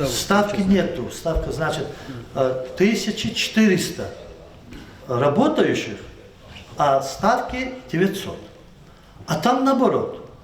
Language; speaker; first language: Russian; non-native, local second language; Lezghian